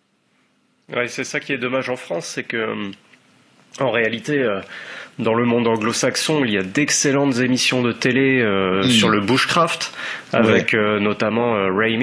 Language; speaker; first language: French; native; French